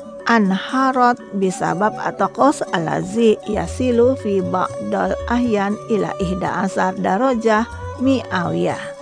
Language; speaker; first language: Arabic; non-native, fluent; Indonesian